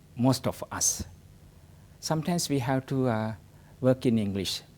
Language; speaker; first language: English; non-native, local second language; Sinhala